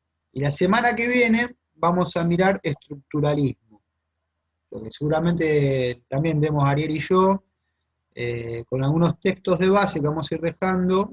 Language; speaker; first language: Spanish; native; Spanish